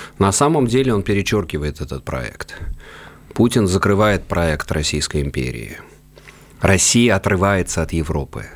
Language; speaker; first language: Russian; native; Russian